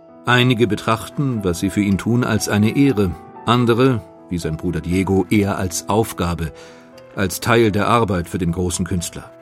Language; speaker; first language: German; native; German